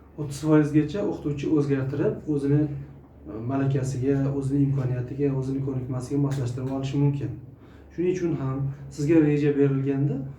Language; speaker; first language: Uzbek; native; Uzbek